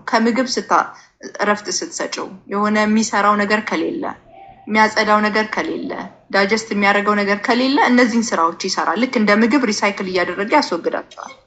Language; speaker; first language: Amharic; native; Amharic